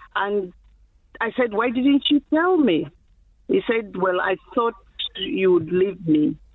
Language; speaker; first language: English; non-native, local second language; Shona